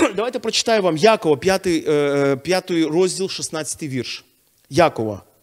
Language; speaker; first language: Ukrainian; non-native, local second language; Russian